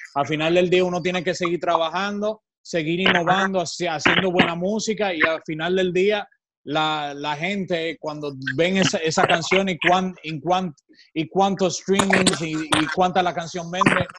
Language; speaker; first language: Spanish; native; Spanish